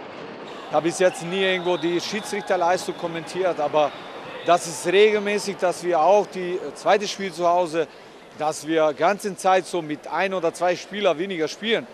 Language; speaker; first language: German; non-native, fluent; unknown